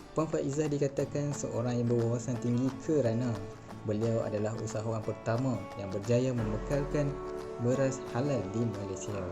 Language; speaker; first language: Malay; native; Malay